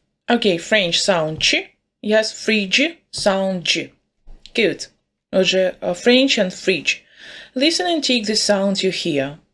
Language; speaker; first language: English; non-native, fluent; Ukrainian